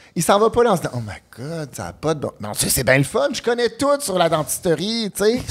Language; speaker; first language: French; native; French